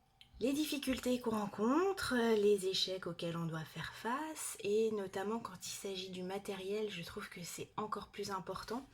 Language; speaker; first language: French; native; French